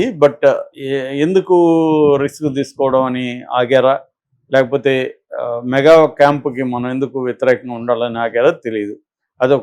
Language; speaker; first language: Telugu; native; Telugu